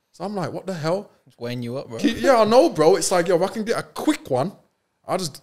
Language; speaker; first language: English; native; English